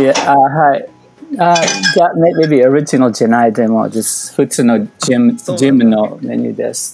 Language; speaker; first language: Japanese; non-native, learner; English